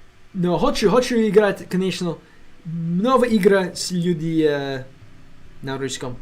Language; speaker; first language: Russian; non-native, learner; English